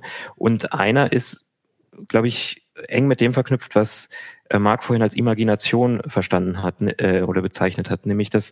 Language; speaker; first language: German; native; German